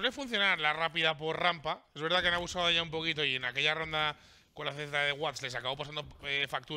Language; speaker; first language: Spanish; native; Spanish